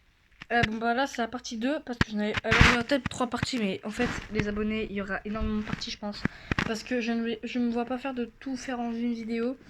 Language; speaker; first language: French; native; French